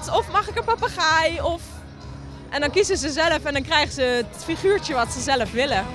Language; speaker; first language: Dutch; native; Dutch